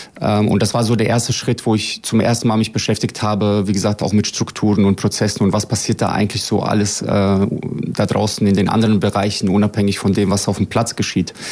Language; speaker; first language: German; early bilingual, other home language; Bosnian